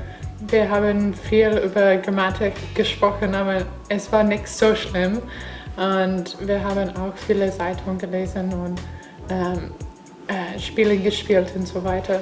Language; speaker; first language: German; non-native, learner; English